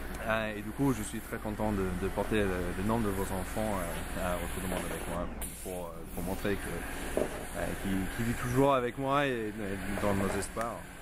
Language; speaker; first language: French; non-native, fluent; English